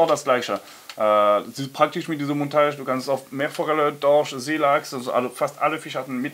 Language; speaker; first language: German; non-native, learner; French